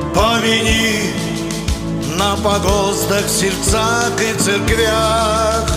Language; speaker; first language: Russian; native; Russian